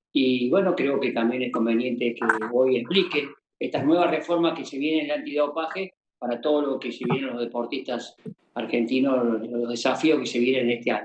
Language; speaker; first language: Spanish; native; Spanish